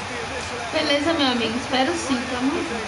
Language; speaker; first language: Portuguese; native; Portuguese